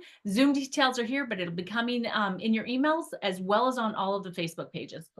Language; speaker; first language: English; native; English